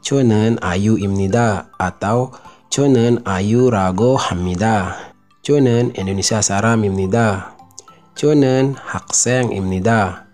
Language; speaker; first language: Korean; non-native, fluent; Indonesian